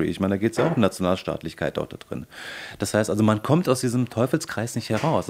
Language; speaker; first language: German; native; German